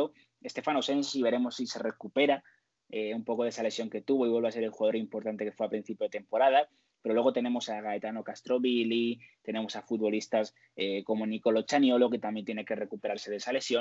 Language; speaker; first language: Spanish; native; Spanish